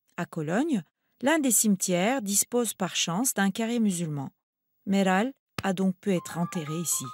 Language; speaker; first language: French; non-native, fluent; Turkish